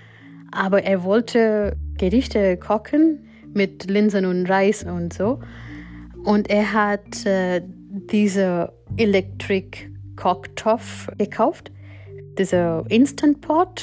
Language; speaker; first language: German; non-native, learner; Gujarati